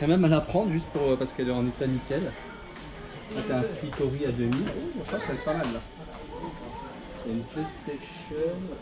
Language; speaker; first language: French; native; French